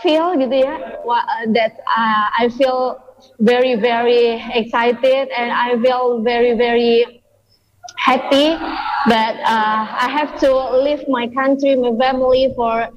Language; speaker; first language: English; non-native, learner; Indonesian